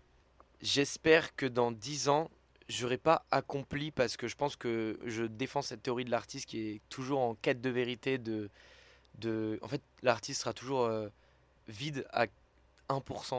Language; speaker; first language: French; native; French